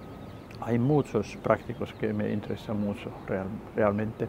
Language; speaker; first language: Spanish; non-native, learner; Finnish